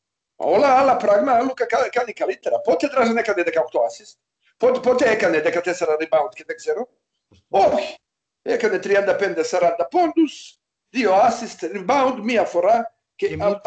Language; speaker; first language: Greek; non-native, learner; Serbian